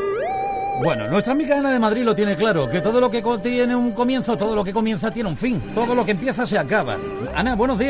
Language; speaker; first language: Spanish; native; Spanish